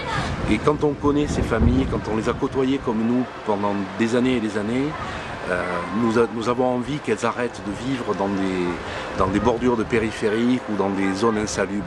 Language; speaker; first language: French; native; French